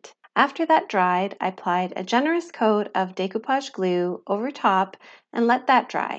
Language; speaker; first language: English; native; English